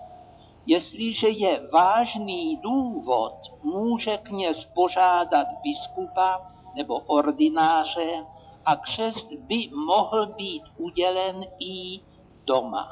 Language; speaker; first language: Czech; native; Czech